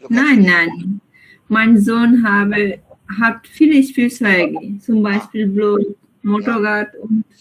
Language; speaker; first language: German; non-native, learner; Bangla